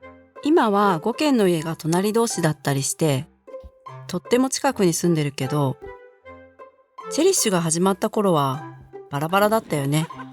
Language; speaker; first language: Japanese; native; Japanese